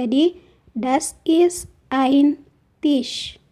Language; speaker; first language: German; non-native, fluent; Indonesian